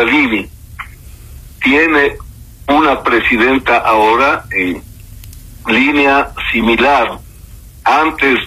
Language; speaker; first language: Spanish; native; Spanish